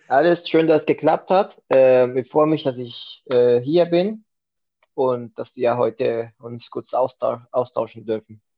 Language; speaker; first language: German; non-native, fluent; Spanish